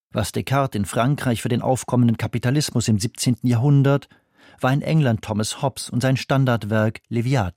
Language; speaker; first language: German; native; German